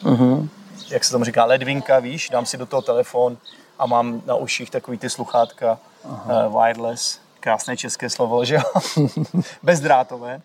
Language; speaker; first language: Czech; native; Czech